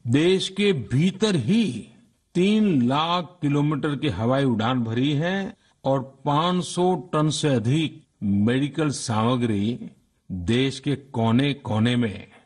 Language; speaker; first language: Hindi; non-native, local second language; Gujarati